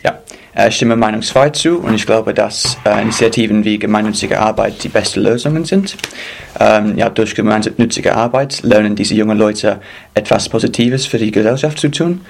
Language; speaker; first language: German; non-native, fluent; English